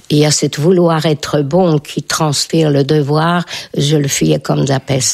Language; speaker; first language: French; non-native, fluent; Hungarian